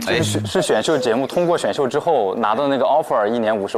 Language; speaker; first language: Chinese; native; Chinese